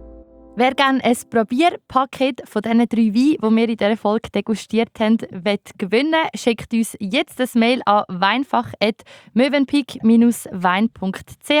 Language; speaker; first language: German; native; German